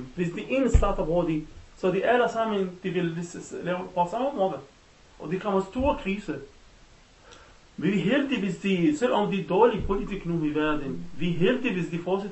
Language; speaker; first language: Danish; non-native, learner; Arabic